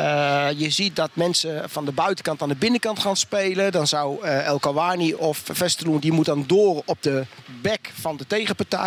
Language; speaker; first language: Dutch; native; Dutch